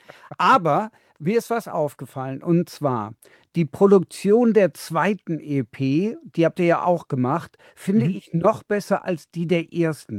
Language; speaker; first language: German; native; German